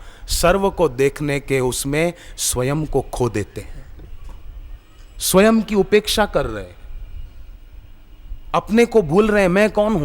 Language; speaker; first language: Hindi; native; Hindi